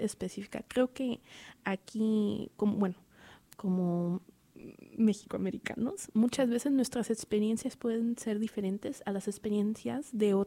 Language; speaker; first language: Spanish; early bilingual, heritage; Spanish